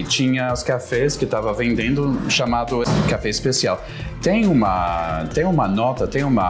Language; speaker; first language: Portuguese; non-native, fluent; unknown